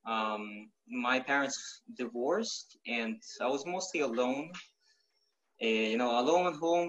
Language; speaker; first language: English; non-native, fluent; Ukrainian